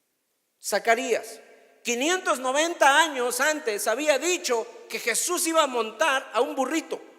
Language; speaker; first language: Spanish; native; Spanish